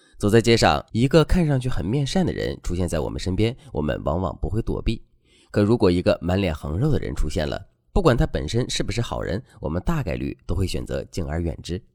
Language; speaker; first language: Chinese; native; Chinese